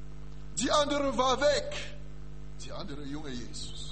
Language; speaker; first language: German; non-native, learner; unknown